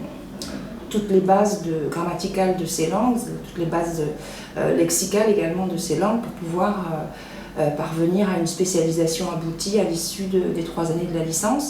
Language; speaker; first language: French; native; French